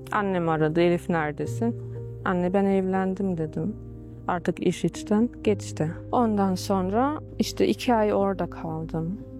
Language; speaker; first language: Turkish; early bilingual, heritage; Turkish